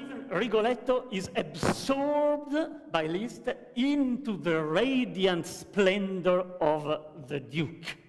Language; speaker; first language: English; non-native, fluent; Italian